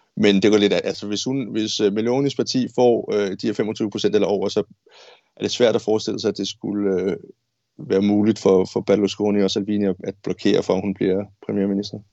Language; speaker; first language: Danish; native; Danish